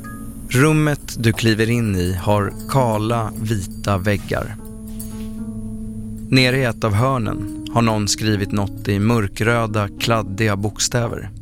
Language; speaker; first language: Swedish; native; Swedish